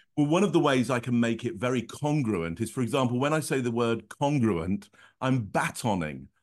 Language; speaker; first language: English; native; English